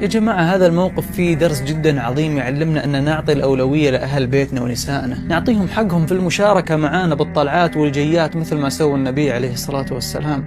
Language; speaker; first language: Arabic; native; Arabic